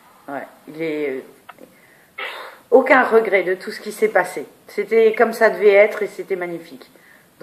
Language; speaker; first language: French; native; French